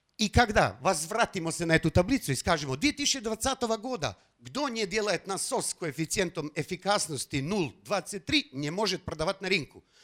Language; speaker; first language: Russian; non-native, fluent; Slovenian